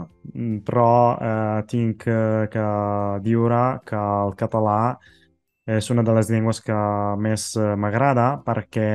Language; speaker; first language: Catalan; non-native, fluent; Italian